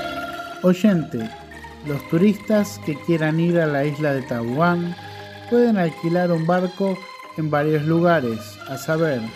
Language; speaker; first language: Spanish; non-native, fluent; Indonesian